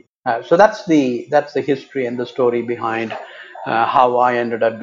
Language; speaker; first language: English; non-native, local second language; Tamil